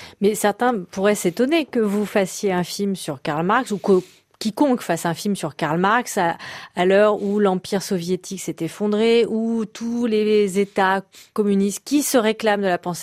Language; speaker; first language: French; native; French